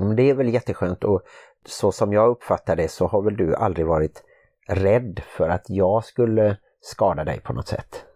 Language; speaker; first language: Swedish; native; Swedish